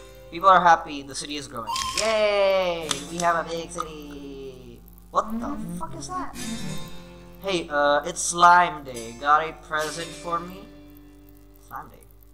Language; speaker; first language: English; non-native, local second language; Urdu